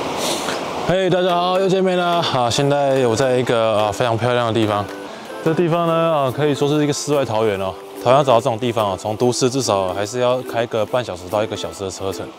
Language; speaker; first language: Chinese; native; Chinese